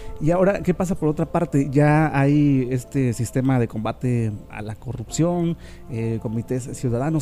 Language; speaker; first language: Spanish; native; Spanish